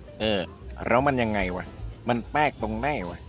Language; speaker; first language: Thai; native; Thai